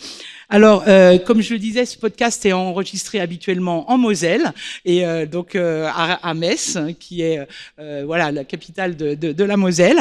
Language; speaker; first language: French; native; French